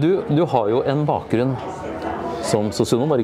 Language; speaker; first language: Norwegian; native; Norwegian